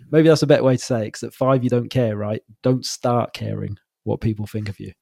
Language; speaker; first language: English; native; English